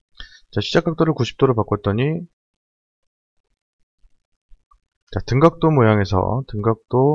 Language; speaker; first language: Korean; native; Korean